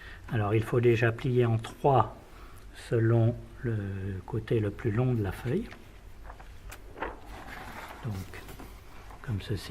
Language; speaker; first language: French; native; French